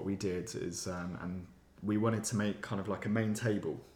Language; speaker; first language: English; native; English